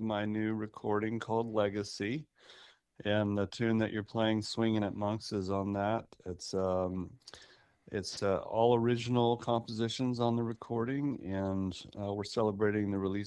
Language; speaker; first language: English; native; English